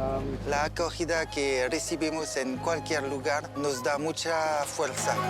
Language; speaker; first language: Spanish; non-native, learner; French